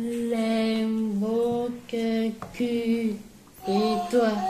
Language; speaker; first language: French; native; French